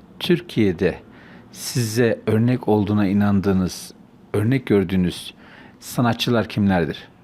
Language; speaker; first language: Turkish; native; Turkish